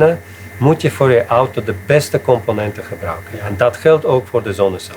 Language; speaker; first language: Dutch; non-native, fluent; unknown